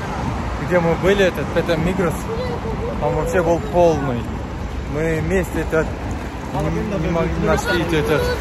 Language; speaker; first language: Russian; non-native, learner; Turkish